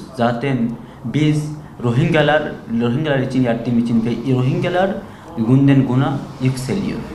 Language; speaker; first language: Turkish; non-native, learner; Bangla